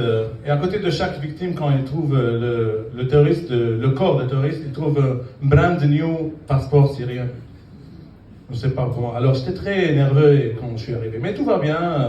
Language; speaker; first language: French; non-native, fluent; Arabic